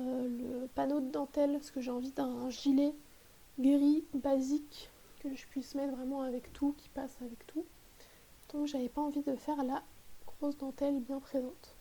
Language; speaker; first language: French; native; French